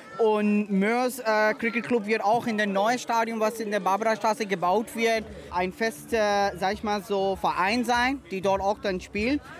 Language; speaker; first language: German; non-native, fluent; Urdu